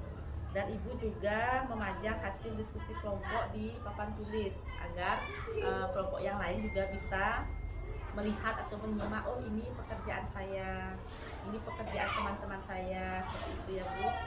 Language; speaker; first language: Indonesian; native; Indonesian